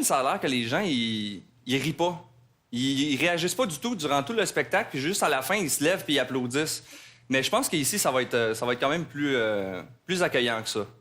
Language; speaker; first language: French; native; French